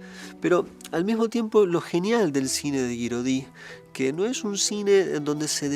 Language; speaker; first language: Spanish; native; Spanish